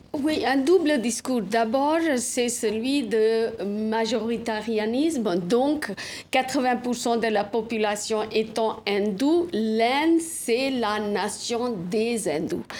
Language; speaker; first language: French; non-native, fluent; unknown